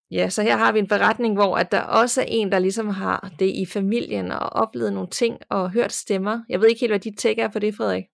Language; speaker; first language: Danish; native; Danish